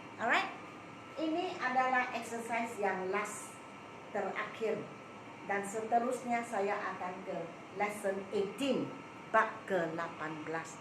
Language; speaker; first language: Malay; non-native, local second language; Chinese